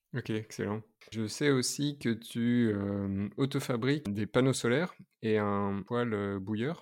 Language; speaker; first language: French; native; French